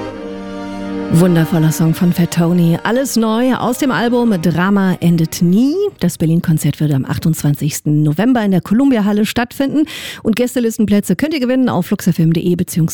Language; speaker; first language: German; native; German